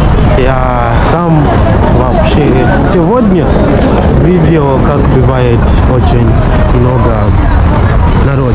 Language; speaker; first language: Russian; non-native, fluent; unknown